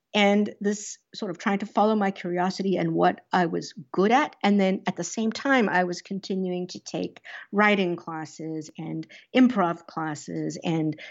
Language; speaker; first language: English; native; English